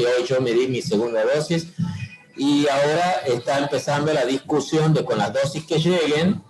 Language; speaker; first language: Spanish; native; Spanish